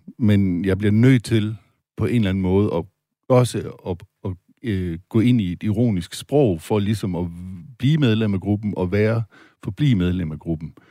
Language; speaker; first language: Danish; native; Danish